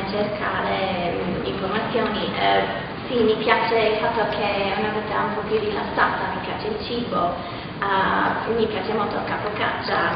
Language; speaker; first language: Italian; non-native, fluent; English